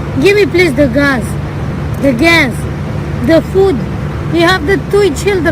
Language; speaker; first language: English; non-native, learner; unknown